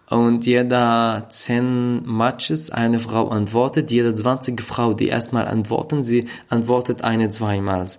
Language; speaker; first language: German; non-native, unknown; Arabic